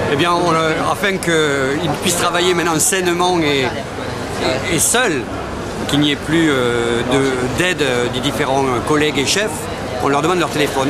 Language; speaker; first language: French; native; French